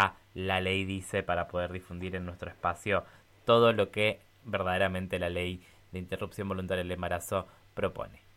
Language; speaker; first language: Spanish; native; Spanish